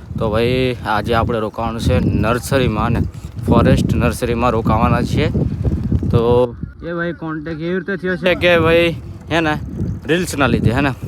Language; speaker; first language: Gujarati; non-native, local second language; Rathawi